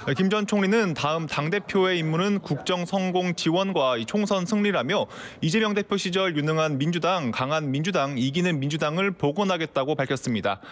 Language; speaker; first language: Korean; native; Korean